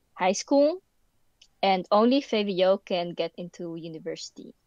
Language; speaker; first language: English; non-native, fluent; Dutch